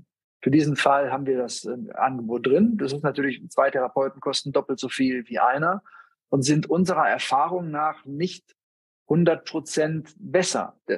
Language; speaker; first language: German; native; German